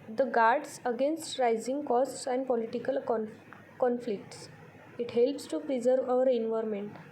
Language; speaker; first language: English; non-native, local second language; Marathi